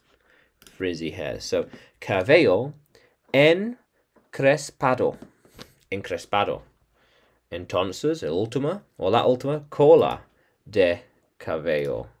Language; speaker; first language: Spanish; non-native, learner; English